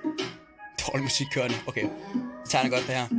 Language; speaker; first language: Danish; native; Danish